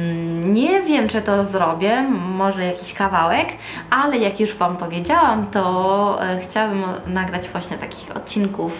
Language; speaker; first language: Polish; early bilingual, heritage; Polish